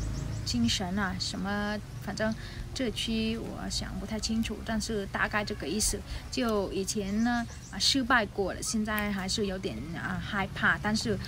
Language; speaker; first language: Chinese; non-native, fluent; Vietnamese